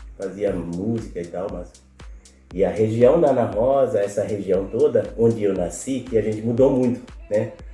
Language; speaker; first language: Portuguese; non-native, fluent; Spanish